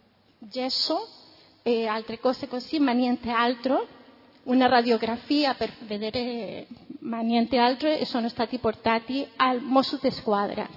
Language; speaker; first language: Italian; non-native, fluent; Spanish